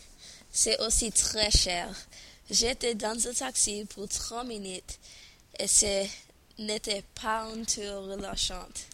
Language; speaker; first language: French; non-native, learner; English